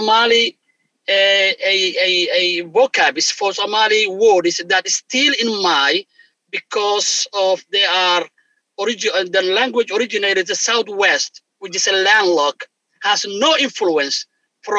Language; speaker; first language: English; non-native, fluent; Somali